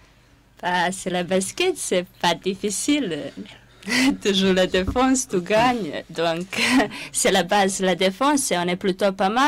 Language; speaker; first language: French; non-native, fluent; Serbian